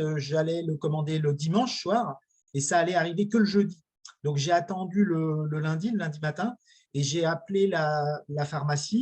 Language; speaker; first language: French; native; French